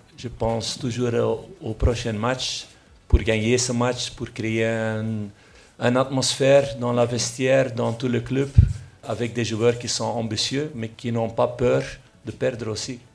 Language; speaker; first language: French; non-native, local second language; Dutch